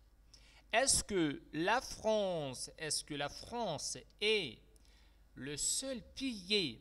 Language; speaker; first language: French; non-native, fluent; Arabic